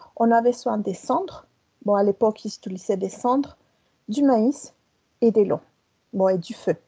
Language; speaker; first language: French; non-native, fluent; Spanish